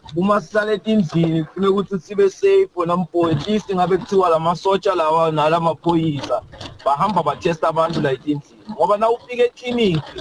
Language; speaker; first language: Zulu; non-native, local second language; Swati